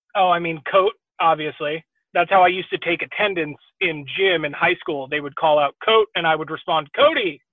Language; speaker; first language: English; native; English